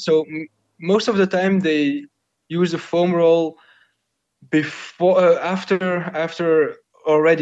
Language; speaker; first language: English; non-native, fluent; Dutch